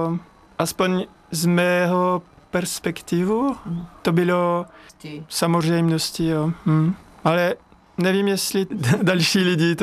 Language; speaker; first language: Czech; non-native, learner; French